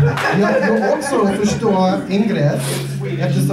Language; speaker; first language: Swedish; non-native, learner; English